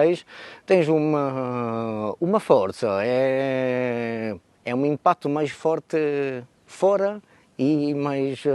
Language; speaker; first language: Portuguese; non-native, fluent; Italian